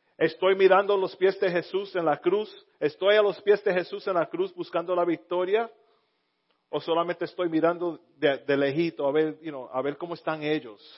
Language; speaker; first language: Spanish; early bilingual, heritage; Spanish